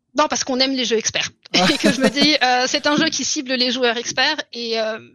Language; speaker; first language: French; early bilingual, heritage; German